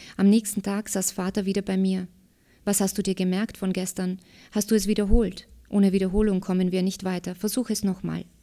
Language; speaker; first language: German; early bilingual, other home language; Slovak